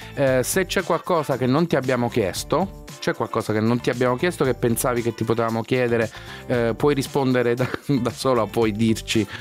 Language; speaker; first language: Italian; non-native, fluent; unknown